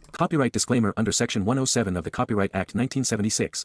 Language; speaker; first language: English; native; English